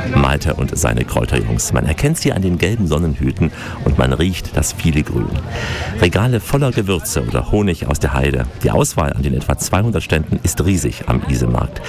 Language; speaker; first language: German; native; German